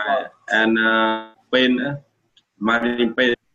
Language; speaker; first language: English; non-native, learner; Vietnamese